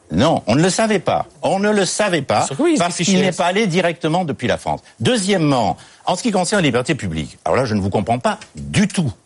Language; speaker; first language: French; native; French